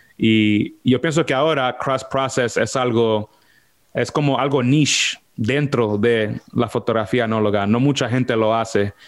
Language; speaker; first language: Spanish; early bilingual, heritage; Spanish